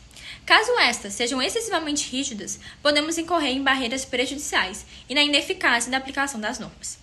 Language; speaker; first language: Portuguese; native; Portuguese